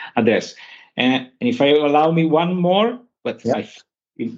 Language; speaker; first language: English; non-native, fluent; Italian